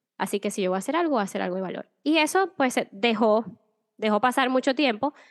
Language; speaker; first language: Spanish; native; Spanish